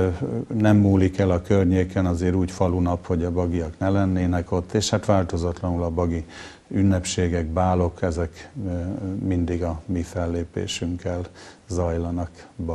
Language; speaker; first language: Hungarian; native; Hungarian